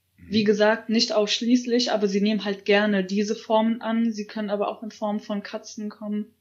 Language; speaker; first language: German; early bilingual, other home language; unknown